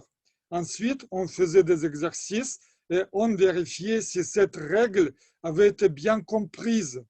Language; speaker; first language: French; non-native, fluent; Lithuanian